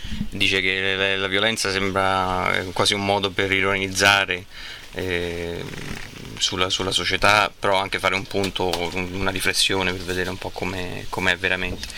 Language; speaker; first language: Italian; native; Italian